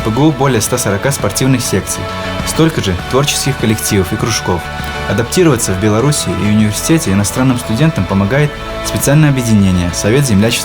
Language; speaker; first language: Russian; native; Russian